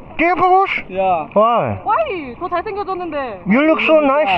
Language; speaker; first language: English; non-native, learner; Korean